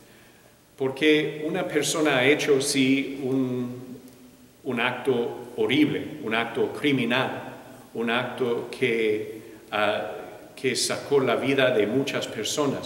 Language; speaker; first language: Spanish; non-native, fluent; English